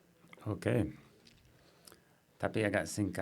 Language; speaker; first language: Indonesian; non-native, fluent; English